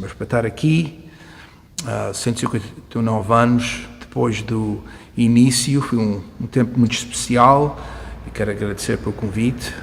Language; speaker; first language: Portuguese; early bilingual, heritage; Portuguese